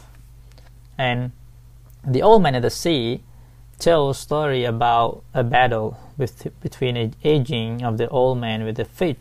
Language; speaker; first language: English; non-native, fluent; Thai